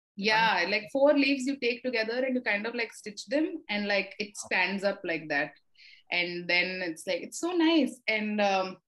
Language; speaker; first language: English; non-native, local second language; Telugu